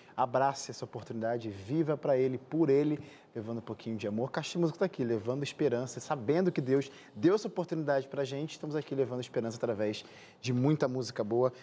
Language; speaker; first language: Portuguese; native; Portuguese